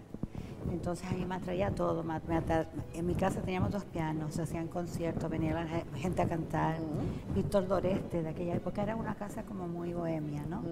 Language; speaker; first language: Spanish; native; Spanish